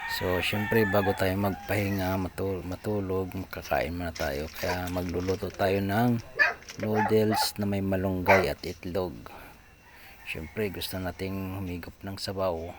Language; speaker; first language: Filipino; non-native, local second language; Cebuano